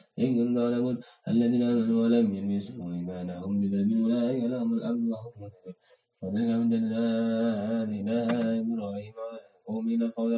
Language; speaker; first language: Arabic; non-native, learner; Indonesian